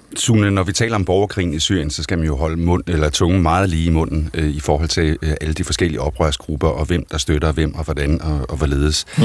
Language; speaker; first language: Danish; native; Danish